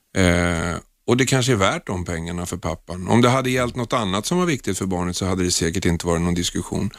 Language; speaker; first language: Swedish; native; Swedish